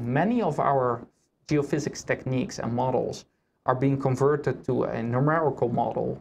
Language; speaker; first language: English; non-native, fluent; Dutch